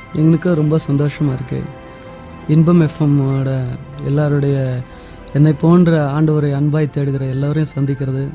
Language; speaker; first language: Tamil; non-native, local second language; Telugu